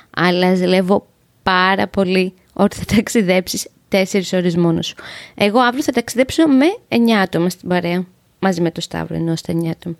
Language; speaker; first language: Greek; native; Greek